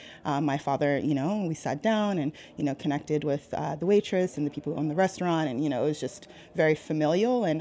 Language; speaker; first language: English; native; English